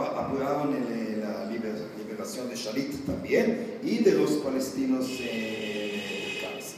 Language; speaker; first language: Spanish; non-native, learner; Hebrew